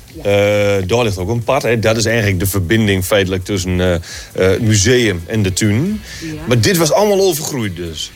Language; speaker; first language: Dutch; native; Dutch